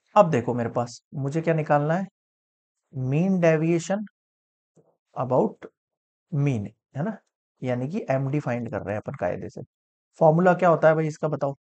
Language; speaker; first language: Hindi; native; Hindi